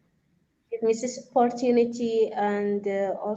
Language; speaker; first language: English; non-native, fluent; Arabic